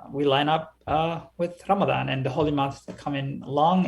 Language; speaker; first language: English; early bilingual, other home language; Somali